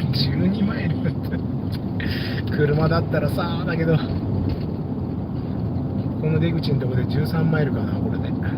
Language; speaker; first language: Japanese; native; Japanese